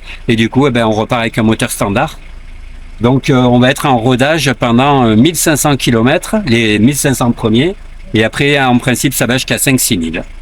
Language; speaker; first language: French; native; French